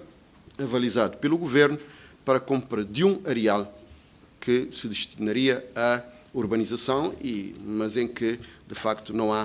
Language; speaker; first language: Portuguese; native; Portuguese